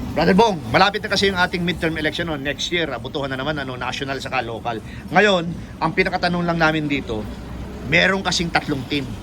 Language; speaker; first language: Filipino; non-native, local second language; Bikol